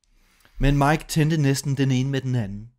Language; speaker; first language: Danish; native; Danish